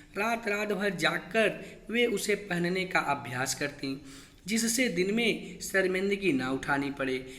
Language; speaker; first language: Hindi; native; Hindi